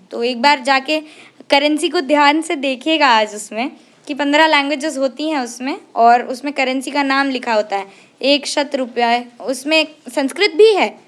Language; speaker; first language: Hindi; non-native, local second language; Odia